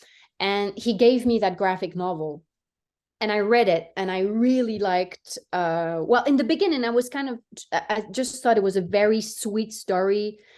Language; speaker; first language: English; non-native, fluent; French